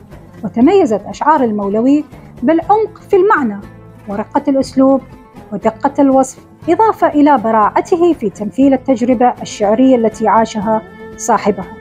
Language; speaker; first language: Arabic; non-native, local second language; Kurdish